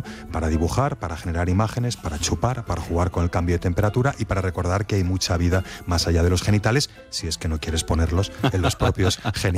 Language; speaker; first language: Spanish; native; Spanish